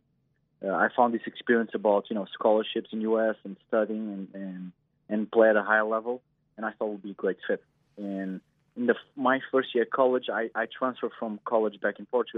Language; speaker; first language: English; non-native, fluent; Portuguese